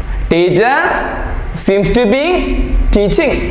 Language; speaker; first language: English; non-native, local second language; Malayalam